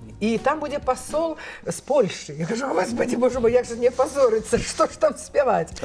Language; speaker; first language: Belarusian; native; Belarusian